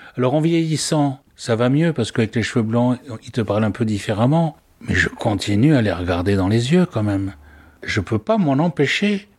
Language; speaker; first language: French; native; French